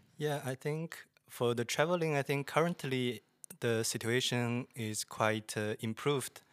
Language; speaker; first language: English; non-native, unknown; Chinese